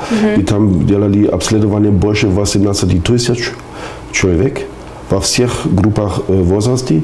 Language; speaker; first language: Russian; non-native, fluent; German